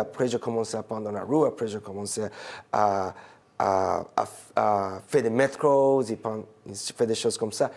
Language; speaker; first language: French; non-native, fluent; English